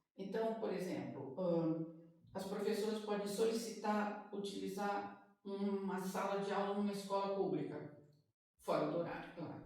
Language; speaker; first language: Portuguese; native; Portuguese